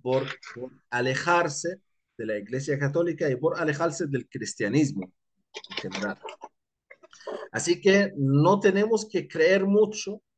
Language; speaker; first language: Spanish; non-native, fluent; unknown